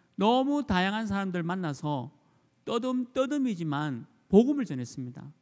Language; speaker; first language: Korean; native; Korean